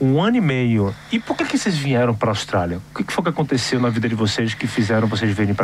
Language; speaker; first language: Portuguese; native; Portuguese